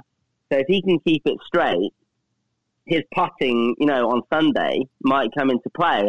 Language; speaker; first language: English; native; English